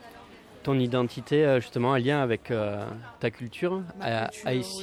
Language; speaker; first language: French; native; French